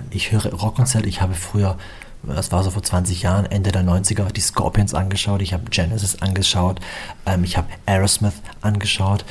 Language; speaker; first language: German; native; German